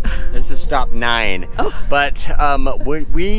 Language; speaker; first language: English; native; English